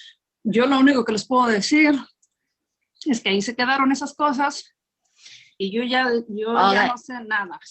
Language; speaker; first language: Spanish; native; Spanish